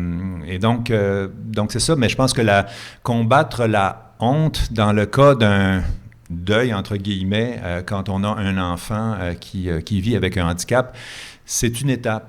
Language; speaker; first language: French; native; French